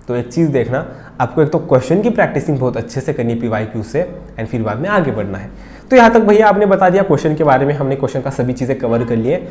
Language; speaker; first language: Hindi; non-native, local second language; Marathi